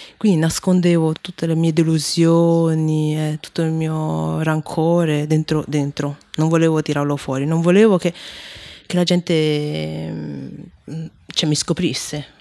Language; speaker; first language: Italian; early bilingual, other home language; Chinese